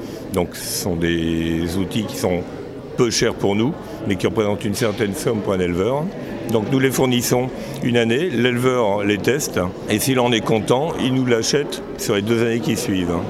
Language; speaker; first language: French; native; French